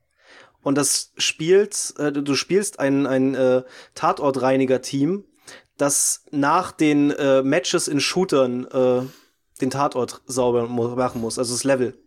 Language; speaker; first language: German; native; German